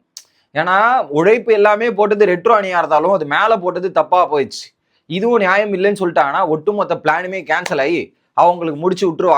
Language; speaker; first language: Tamil; native; Tamil